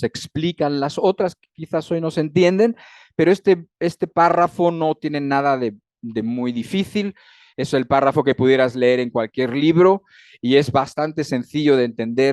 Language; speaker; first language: Spanish; native; Spanish